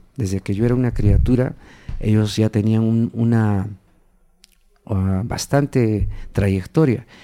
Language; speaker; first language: Spanish; native; Spanish